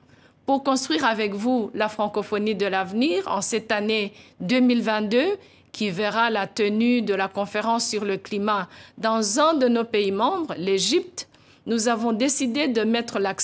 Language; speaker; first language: French; non-native, local second language; Kinyarwanda